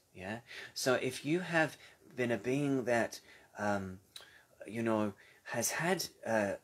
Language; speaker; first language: English; native; English